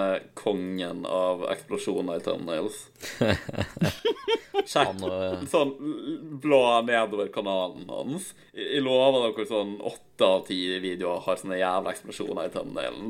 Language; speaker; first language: Norwegian; native; Norwegian